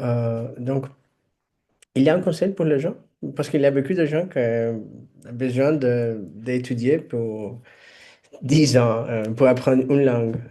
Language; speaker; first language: French; non-native, fluent; Portuguese